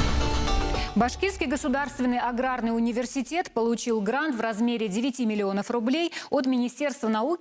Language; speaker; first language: Russian; native; Russian